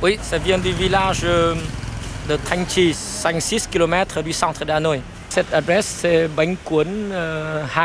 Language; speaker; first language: French; non-native, fluent; Vietnamese